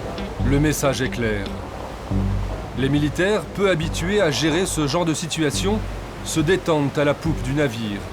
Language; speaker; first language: French; native; French